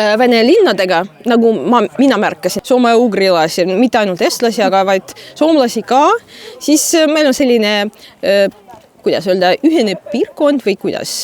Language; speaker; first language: Estonian; non-native, fluent; Russian